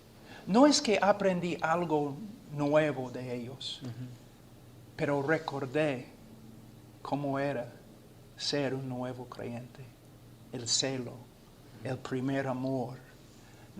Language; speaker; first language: Spanish; non-native, fluent; English